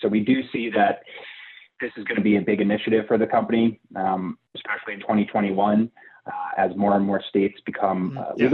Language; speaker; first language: English; native; English